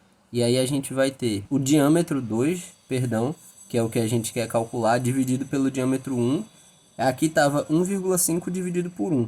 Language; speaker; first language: Portuguese; native; Portuguese